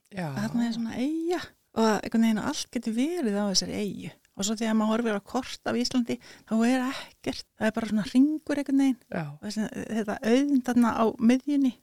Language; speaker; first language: Icelandic; non-native, fluent; Finnish